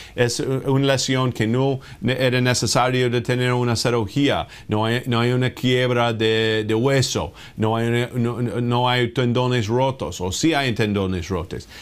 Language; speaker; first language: Spanish; non-native, fluent; English